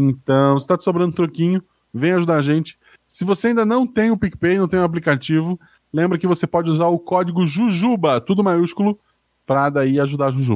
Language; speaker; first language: Portuguese; native; Portuguese